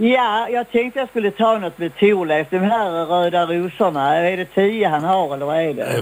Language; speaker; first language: Swedish; native; Swedish